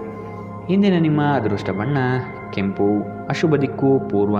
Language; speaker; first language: Kannada; native; Kannada